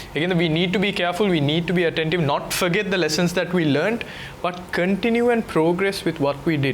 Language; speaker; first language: English; non-native, local second language; Sinhala